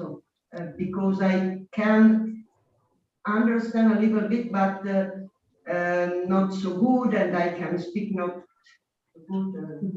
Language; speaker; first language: English; non-native, learner; Italian